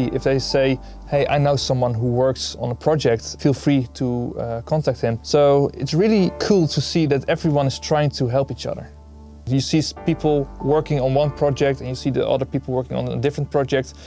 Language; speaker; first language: English; non-native, fluent; Dutch